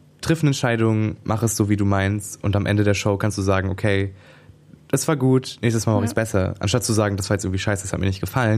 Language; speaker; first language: German; native; German